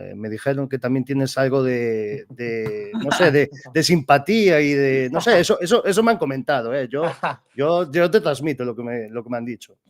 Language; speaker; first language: Spanish; non-native, local second language; Galician